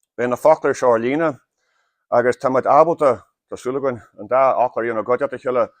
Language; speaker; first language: Irish; native; Irish